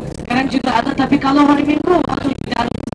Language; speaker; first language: Indonesian; non-native, learner; Turkish